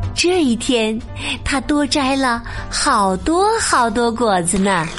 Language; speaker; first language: Chinese; native; Chinese